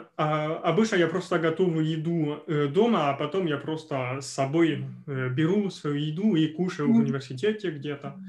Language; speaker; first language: Russian; non-native, fluent; French